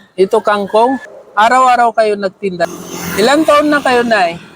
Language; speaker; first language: Filipino; non-native, learner; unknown